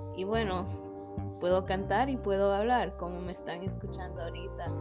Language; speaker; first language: Spanish; early bilingual, heritage; English